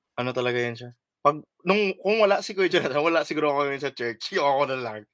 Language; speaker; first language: Filipino; native; Filipino